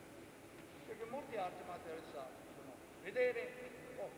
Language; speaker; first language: Italian; non-native, learner; Japanese